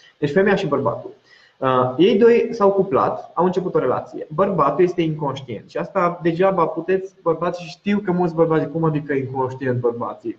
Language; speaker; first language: Romanian; non-native, local second language; Hungarian